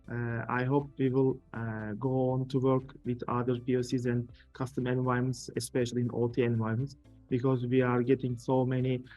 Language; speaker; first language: English; non-native, fluent; Turkish